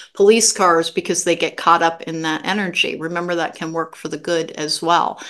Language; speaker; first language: English; native; English